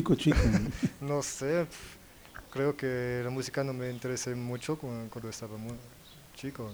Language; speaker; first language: Spanish; non-native, learner; French